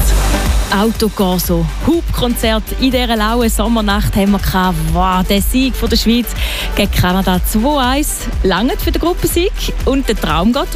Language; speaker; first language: German; native; German